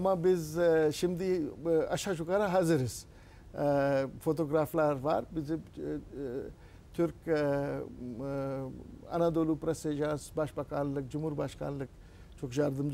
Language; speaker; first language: Turkish; non-native, learner; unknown